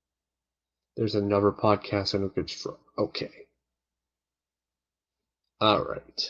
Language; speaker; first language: English; native; English